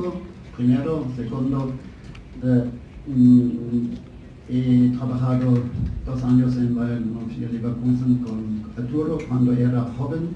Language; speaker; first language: Spanish; non-native, fluent; German